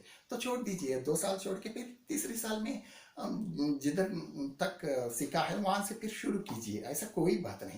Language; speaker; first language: Hindi; non-native, local second language; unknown